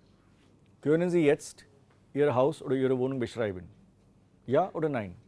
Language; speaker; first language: German; non-native, fluent; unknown